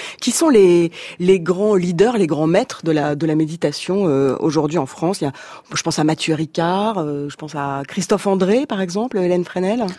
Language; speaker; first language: French; native; French